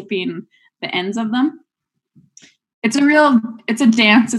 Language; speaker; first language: English; native; English